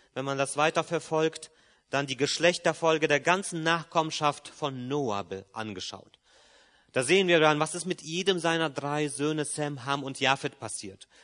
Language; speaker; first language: German; early bilingual, other home language; Polish